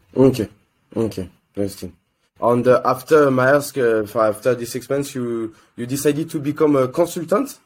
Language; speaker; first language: English; non-native, learner; French